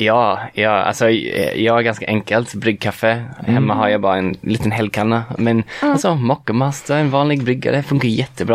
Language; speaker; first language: Swedish; non-native, fluent; English